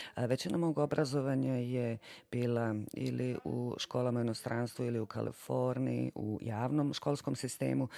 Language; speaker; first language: Bosnian; non-native, fluent; English